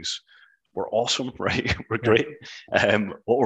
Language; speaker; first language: English; native; English